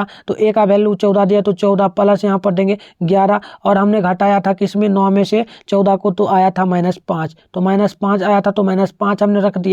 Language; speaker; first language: Hindi; native; Hindi